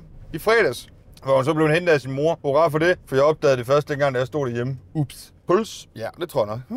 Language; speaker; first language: Danish; native; Danish